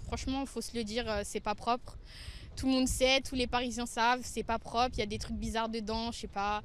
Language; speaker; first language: French; native; French